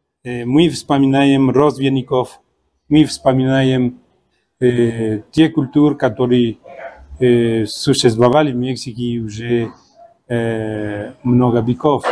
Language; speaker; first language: Russian; non-native, fluent; Spanish